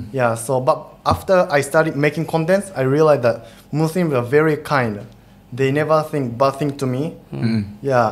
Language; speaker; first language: English; non-native, fluent; Japanese